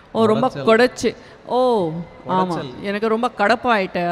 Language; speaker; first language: Tamil; non-native, learner; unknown